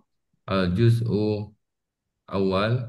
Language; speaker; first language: Arabic; non-native, learner; Indonesian